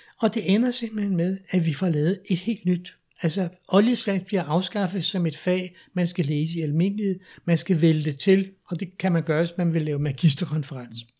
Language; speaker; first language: Danish; native; Danish